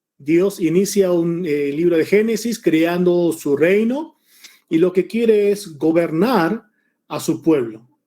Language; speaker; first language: Spanish; early bilingual, other home language; Korean